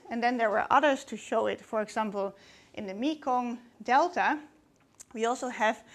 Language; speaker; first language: English; non-native, fluent; Dutch